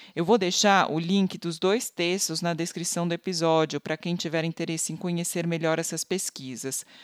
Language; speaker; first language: Portuguese; native; Portuguese